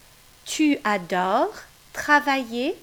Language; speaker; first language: French; non-native, fluent; English